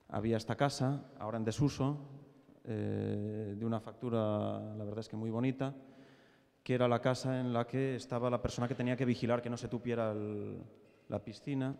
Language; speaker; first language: Spanish; native; Spanish